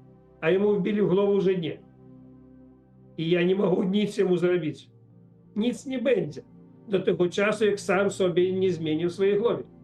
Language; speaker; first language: Polish; non-native, learner; Russian